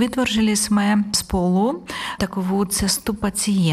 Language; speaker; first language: Czech; non-native, fluent; Ukrainian